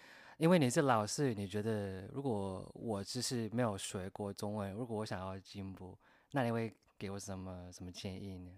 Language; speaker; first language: Chinese; non-native, fluent; English